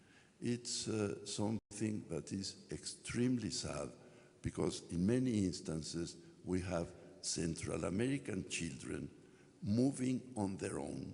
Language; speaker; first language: English; non-native, fluent; Spanish